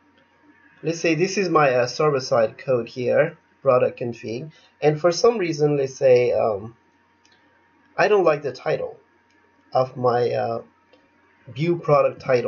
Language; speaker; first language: English; non-native, fluent; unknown